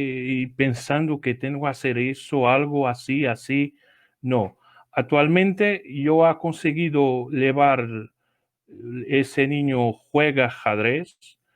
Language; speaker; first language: Spanish; non-native, learner; Portuguese